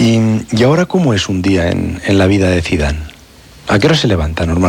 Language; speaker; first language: Spanish; native; Spanish